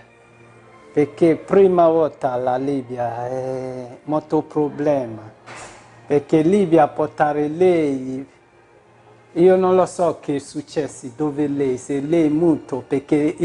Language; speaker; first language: Italian; non-native, learner; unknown